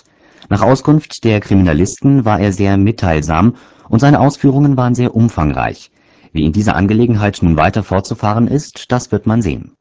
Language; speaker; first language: German; native; German